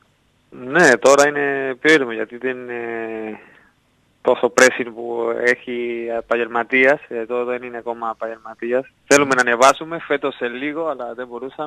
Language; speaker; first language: Greek; non-native, learner; Spanish